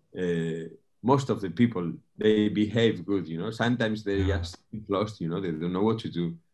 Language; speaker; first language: English; non-native, fluent; Spanish